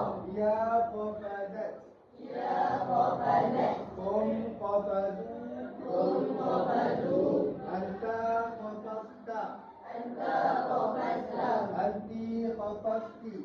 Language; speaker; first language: Arabic; non-native, fluent; Malay